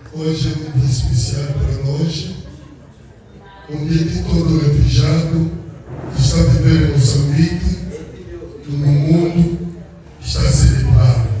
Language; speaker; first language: Portuguese; non-native, learner; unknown